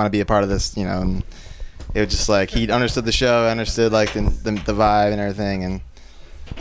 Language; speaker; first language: English; native; English